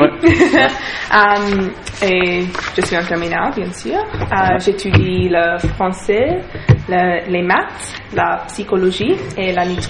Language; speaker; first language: French; non-native, learner; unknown